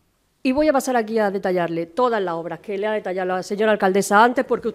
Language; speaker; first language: Spanish; native; Spanish